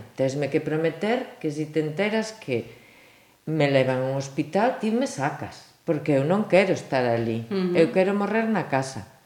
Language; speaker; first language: Spanish; native; Spanish